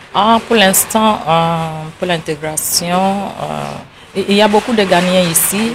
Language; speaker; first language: French; non-native, fluent; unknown